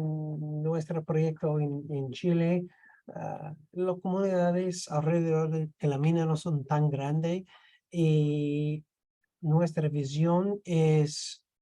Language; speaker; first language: Spanish; non-native, fluent; English